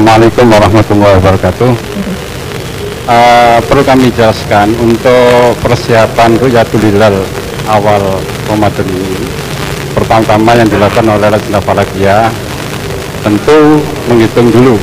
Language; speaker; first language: Indonesian; native; Indonesian